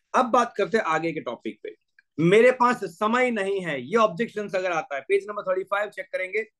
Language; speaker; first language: Hindi; non-native, local second language; Gujarati